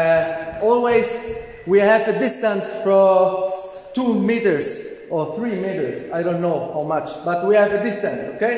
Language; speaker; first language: English; non-native, learner; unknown